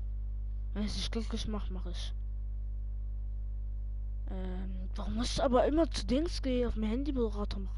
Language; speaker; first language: German; native; German